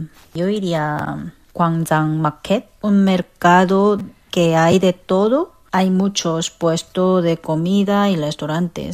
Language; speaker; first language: Spanish; non-native, fluent; Korean